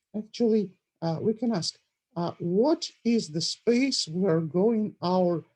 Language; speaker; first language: English; non-native, fluent; Russian